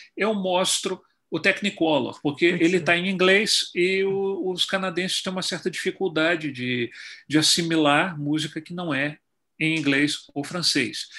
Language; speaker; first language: Portuguese; native; Portuguese